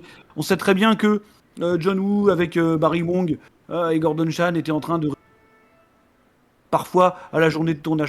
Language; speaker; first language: French; native; French